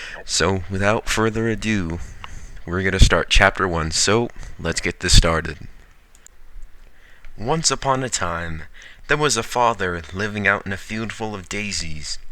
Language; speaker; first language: English; native; English